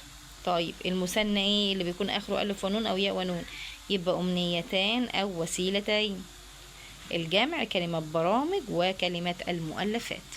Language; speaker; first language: Arabic; native; Arabic